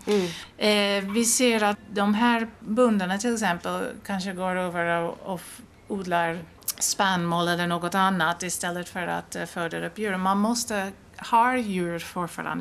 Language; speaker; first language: Swedish; non-native, fluent; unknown